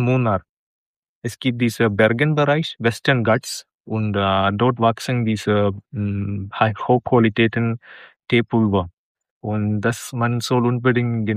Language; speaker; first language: German; non-native, learner; Malayalam